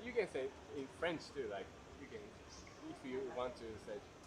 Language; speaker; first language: English; non-native, learner; Japanese